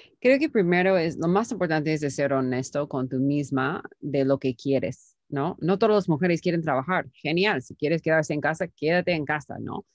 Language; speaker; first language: Spanish; non-native, fluent; English